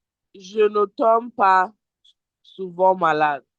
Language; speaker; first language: French; non-native, learner; English